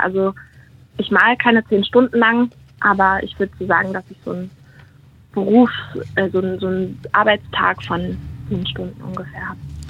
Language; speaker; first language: German; native; German